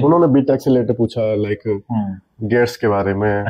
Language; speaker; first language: Hindi; native; Hindi